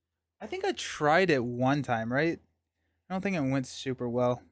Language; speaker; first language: English; native; English